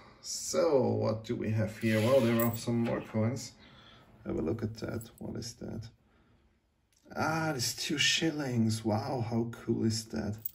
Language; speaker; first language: English; non-native, fluent; German